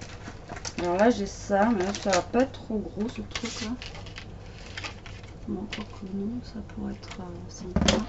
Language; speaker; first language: French; native; French